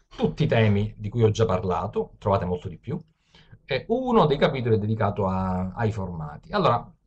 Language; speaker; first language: Italian; native; Italian